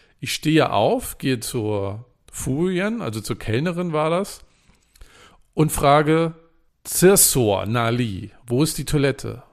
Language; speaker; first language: German; native; German